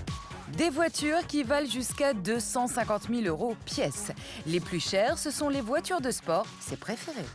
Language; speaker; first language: French; native; French